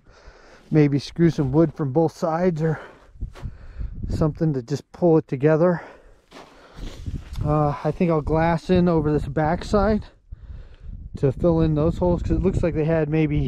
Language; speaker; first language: English; native; English